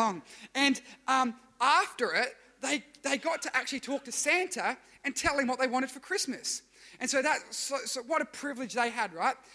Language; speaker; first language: English; native; English